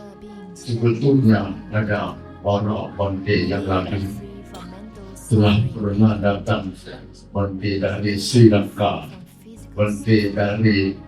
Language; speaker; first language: Indonesian; non-native, learner; Thai